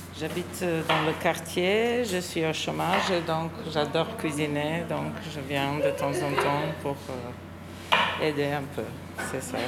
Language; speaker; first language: French; non-native, learner; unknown